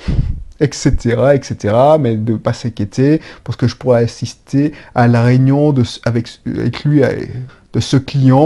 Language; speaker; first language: French; native; French